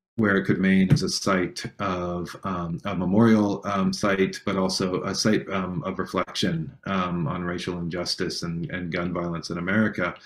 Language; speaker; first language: English; native; English